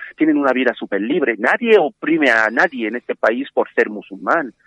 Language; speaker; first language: Spanish; non-native, fluent; French